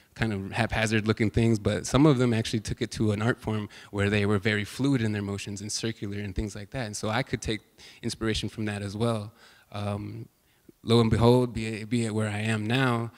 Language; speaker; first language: English; native; English